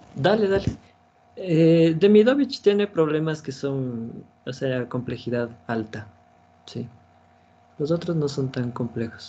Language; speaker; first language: Spanish; native; Spanish